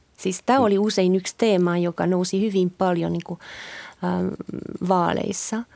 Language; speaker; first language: Finnish; non-native, fluent; French